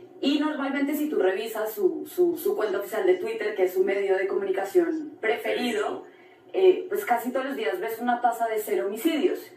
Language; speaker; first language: Spanish; native; Spanish